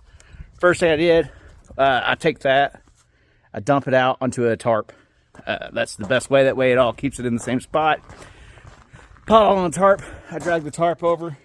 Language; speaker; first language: English; native; English